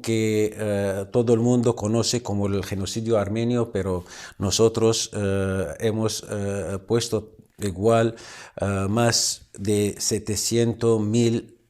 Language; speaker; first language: Spanish; non-native, fluent; Arabic